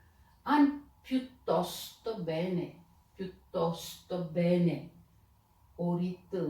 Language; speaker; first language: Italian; non-native, fluent; Georgian